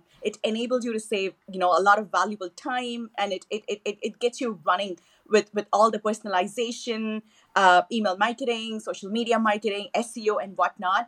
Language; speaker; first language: English; non-native, local second language; Tamil